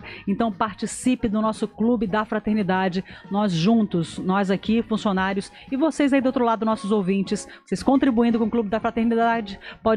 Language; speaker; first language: Portuguese; native; Portuguese